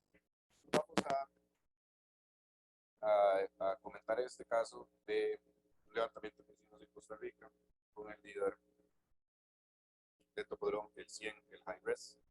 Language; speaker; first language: Spanish; native; Spanish